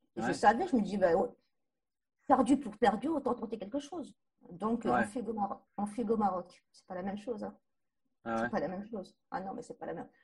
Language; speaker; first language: French; native; French